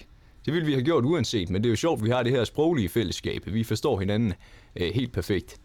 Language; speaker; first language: Danish; native; Danish